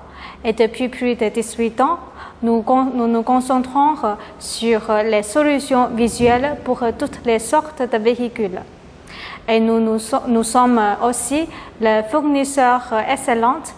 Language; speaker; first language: French; non-native, learner; Chinese